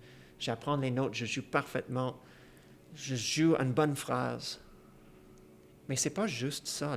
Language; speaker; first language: French; non-native, fluent; Persian